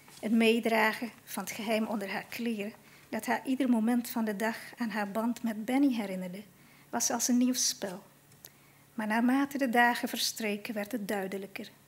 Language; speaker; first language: Dutch; native; Dutch